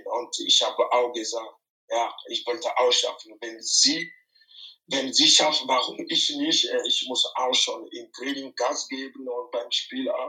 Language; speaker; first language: German; non-native, fluent; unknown